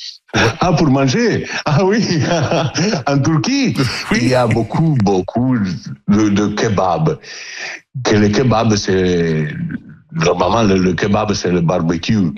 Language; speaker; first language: French; non-native, learner; Italian